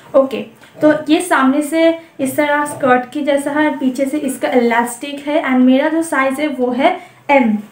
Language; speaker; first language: Hindi; non-native, local second language; Bangla